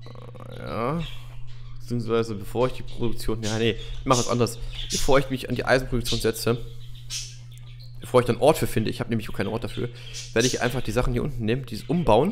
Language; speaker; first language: German; native; German